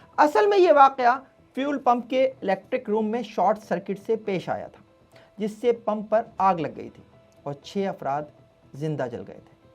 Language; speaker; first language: Urdu; native; Urdu